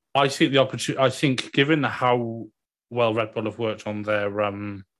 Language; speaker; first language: English; native; English